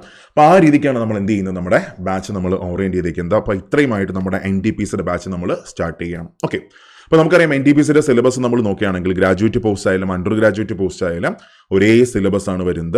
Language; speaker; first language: Malayalam; native; Malayalam